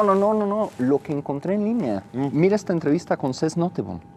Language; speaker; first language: Spanish; native; Spanish